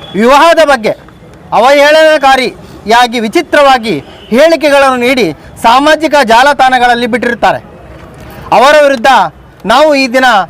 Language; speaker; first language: Kannada; non-native, local second language; Urdu